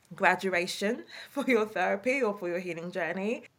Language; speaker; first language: English; native; English